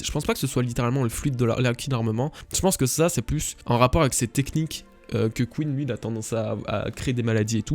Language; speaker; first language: French; native; French